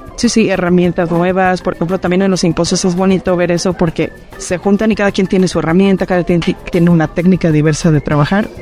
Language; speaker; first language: Spanish; native; Spanish